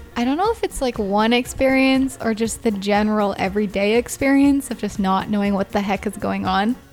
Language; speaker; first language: English; native; English